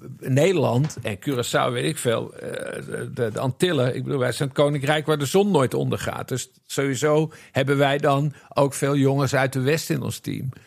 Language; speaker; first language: Dutch; native; Dutch